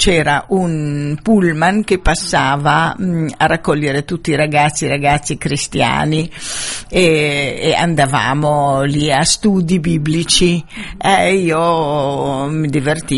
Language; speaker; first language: Italian; non-native, fluent; Arabic